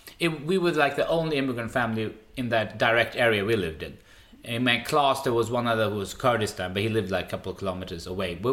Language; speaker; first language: English; non-native, fluent; Swedish